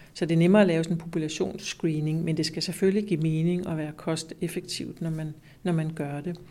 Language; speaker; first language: Danish; native; Danish